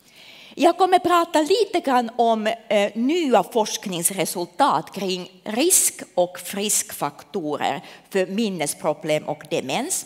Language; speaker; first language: Swedish; non-native, local second language; Finnish